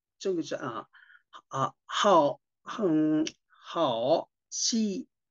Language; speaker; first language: Chinese; non-native, learner; Filipino